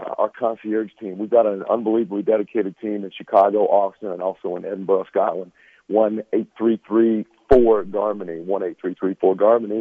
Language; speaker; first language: English; native; English